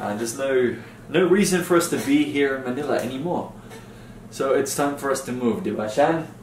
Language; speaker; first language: English; non-native, local second language; Filipino